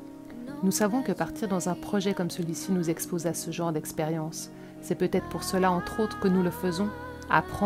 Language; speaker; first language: French; native; French